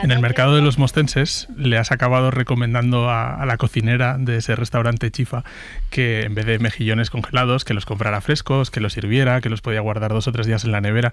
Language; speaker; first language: Spanish; native; Spanish